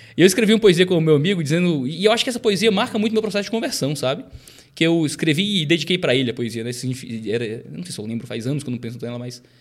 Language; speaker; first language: Portuguese; native; Portuguese